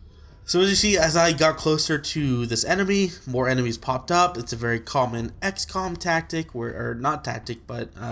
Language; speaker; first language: English; native; English